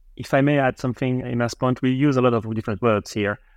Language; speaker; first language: English; non-native, fluent; French